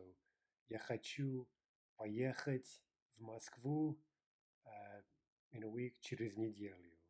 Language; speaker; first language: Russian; non-native, fluent; English